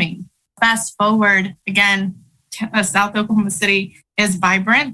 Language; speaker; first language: English; early bilingual, other home language; Spanish